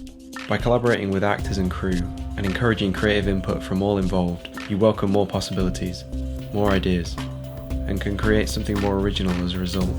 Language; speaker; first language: English; native; English